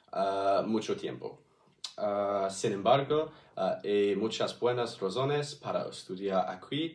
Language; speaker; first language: Spanish; non-native, learner; English